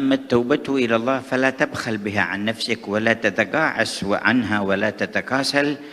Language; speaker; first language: Arabic; native; Arabic